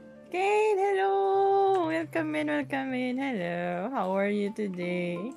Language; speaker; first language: English; non-native, local second language; Filipino